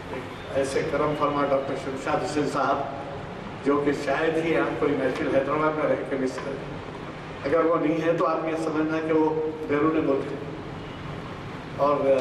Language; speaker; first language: Urdu; native; Urdu